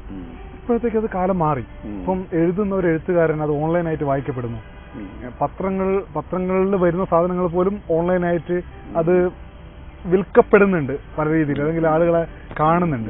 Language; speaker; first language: Malayalam; native; Malayalam